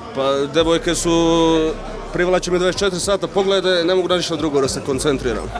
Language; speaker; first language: Serbian; early bilingual, heritage; Serbian